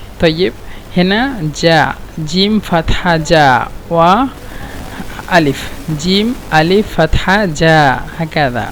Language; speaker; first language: Egyptian Arabic; non-native, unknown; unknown